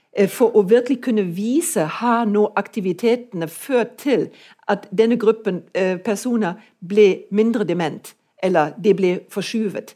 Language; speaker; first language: Norwegian; non-native, fluent; German